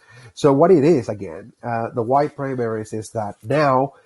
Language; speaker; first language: English; native; English